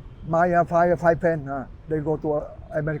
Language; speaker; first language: English; non-native, learner; Vietnamese